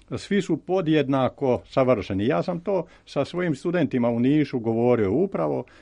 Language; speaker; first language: Serbian; native; Serbian